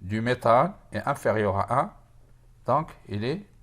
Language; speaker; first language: French; non-native, local second language; Arabic